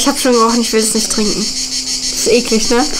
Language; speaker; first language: German; native; German